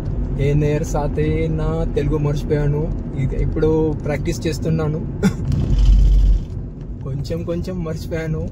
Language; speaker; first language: Telugu; non-native, local second language; Kannada